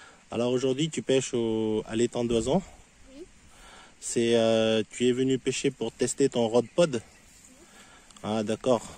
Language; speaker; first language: French; native; French